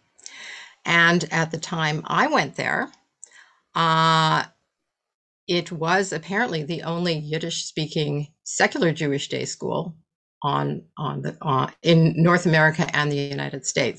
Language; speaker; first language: English; native; English